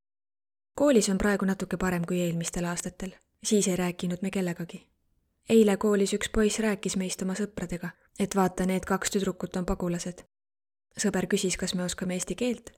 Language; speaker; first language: Estonian; non-native, learner; Arabic